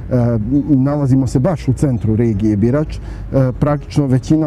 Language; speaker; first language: Bosnian; native; Bosnian